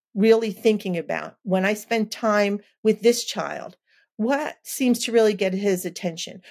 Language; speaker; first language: English; native; English